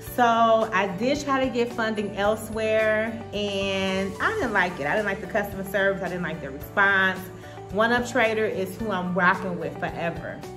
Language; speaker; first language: English; native; English